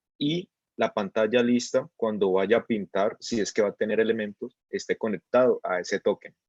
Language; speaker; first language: Spanish; native; Spanish